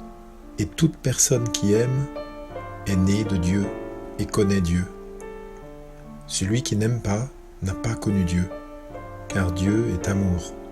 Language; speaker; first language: French; native; French